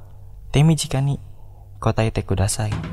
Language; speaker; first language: Japanese; non-native, fluent; Indonesian